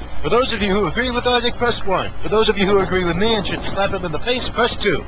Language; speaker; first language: English; native; English